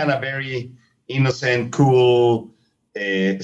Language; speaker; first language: English; non-native, fluent; Spanish